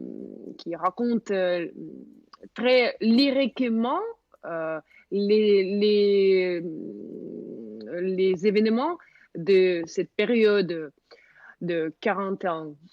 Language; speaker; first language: French; non-native, fluent; Russian